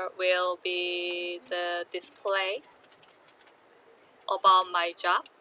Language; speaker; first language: English; non-native, learner; Korean